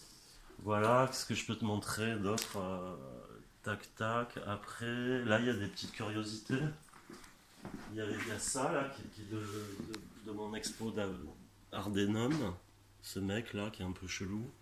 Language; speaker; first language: French; native; French